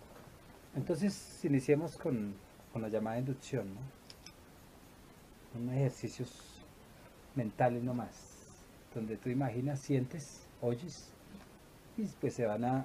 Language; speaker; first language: Spanish; native; Spanish